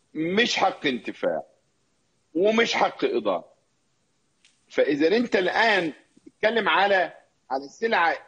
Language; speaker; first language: Arabic; native; Arabic